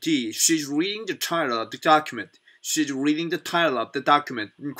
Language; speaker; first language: English; non-native, fluent; Korean